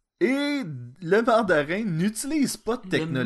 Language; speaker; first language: French; native; French